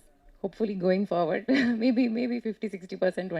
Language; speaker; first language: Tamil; non-native, learner; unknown